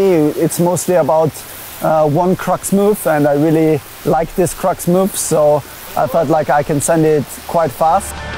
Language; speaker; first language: English; non-native, fluent; German